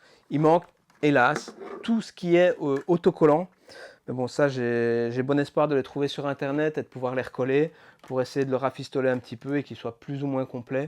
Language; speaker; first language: French; native; French